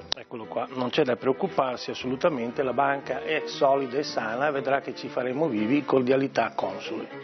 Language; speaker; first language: Italian; non-native, fluent; Russian